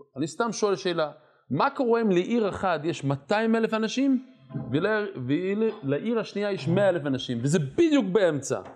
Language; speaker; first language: Hebrew; non-native, fluent; English